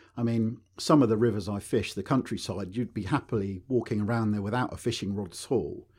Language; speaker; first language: English; native; English